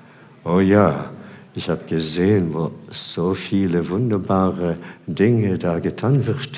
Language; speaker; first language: German; non-native, fluent; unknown